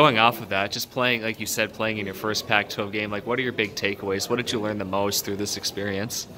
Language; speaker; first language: English; native; English